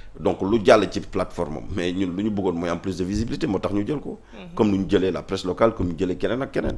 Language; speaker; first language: Wolof; non-native, local second language; Jola-Fonyi